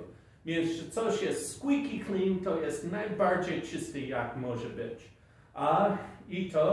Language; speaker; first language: Polish; non-native, fluent; English